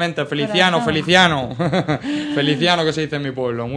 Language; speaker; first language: Spanish; native; Spanish